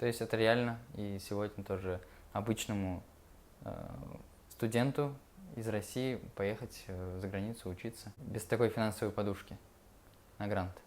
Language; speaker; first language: Russian; native; Russian